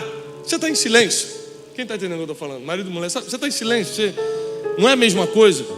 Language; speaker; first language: Portuguese; native; Portuguese